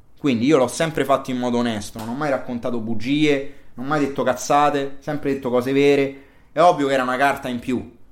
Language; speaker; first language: Italian; native; Italian